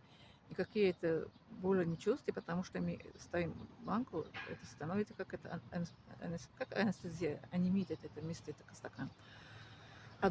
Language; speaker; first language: Russian; non-native, learner; Tajik